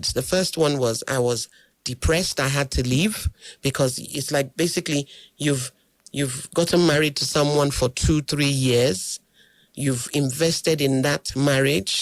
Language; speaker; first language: English; non-native, local second language; Yoruba